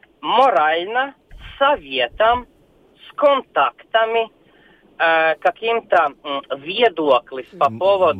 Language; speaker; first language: Russian; non-native, local second language; Latvian